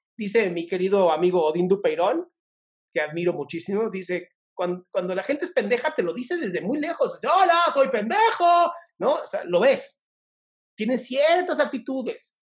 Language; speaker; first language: Spanish; native; Spanish